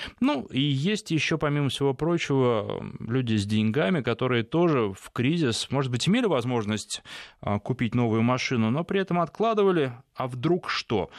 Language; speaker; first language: Russian; native; Russian